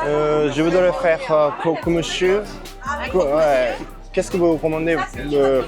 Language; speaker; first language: French; non-native, learner; Japanese